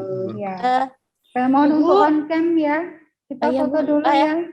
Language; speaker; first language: Indonesian; native; Indonesian